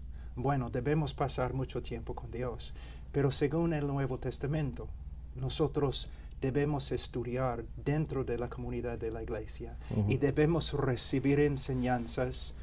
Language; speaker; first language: Spanish; non-native, fluent; English